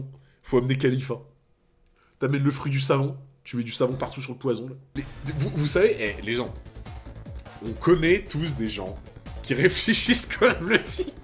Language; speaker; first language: French; native; French